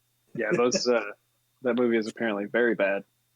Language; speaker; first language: English; native; English